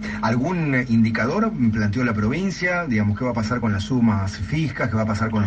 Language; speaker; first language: Spanish; native; Spanish